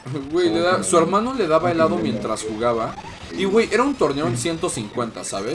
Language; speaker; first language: Spanish; native; Spanish